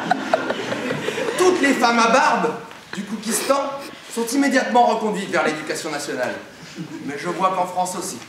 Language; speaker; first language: French; native; French